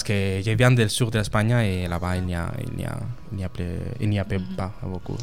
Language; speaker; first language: French; non-native, learner; Spanish